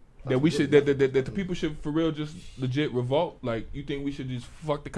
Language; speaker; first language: English; native; English